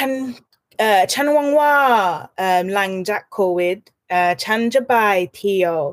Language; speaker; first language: Thai; non-native, learner; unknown